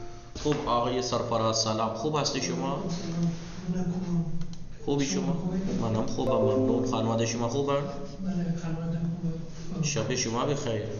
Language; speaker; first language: Persian; non-native, fluent; Urdu